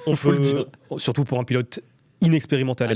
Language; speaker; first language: French; native; French